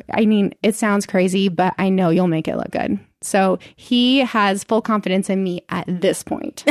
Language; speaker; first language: English; native; English